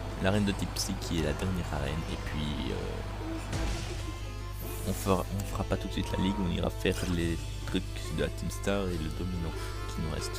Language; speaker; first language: French; native; French